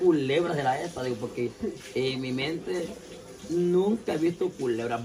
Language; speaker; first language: Spanish; native; Spanish